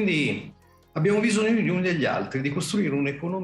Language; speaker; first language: Italian; native; Italian